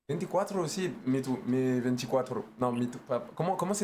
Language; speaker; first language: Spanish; non-native, learner; French